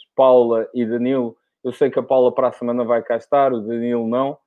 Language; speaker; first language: Portuguese; non-native, local second language; Kabuverdianu